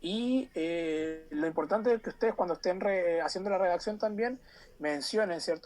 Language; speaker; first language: Spanish; native; Spanish